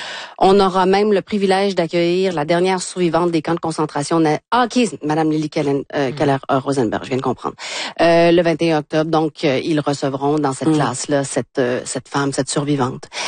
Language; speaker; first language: French; native; French